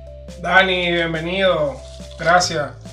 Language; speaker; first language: Spanish; native; Spanish